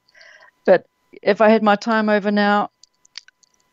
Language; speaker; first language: English; native; English